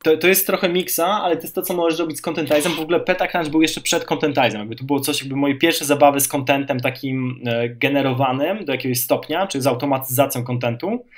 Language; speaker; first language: Polish; native; Polish